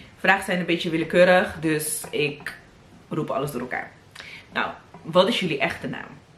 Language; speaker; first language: Dutch; native; Dutch